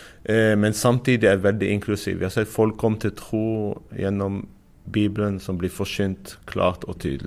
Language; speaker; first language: Norwegian; non-native, fluent; Arabic